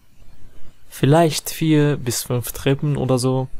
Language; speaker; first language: German; non-native, fluent; Arabic